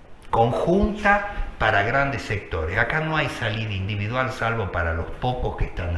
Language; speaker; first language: Spanish; native; Spanish